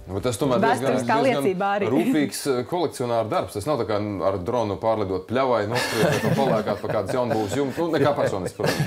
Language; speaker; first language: Latvian; native; Latvian